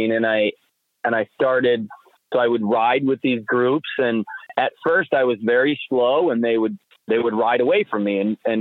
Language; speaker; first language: English; native; English